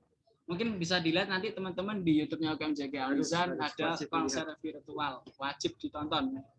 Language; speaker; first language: Indonesian; native; Indonesian